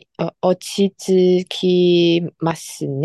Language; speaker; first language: Japanese; non-native, learner; Chinese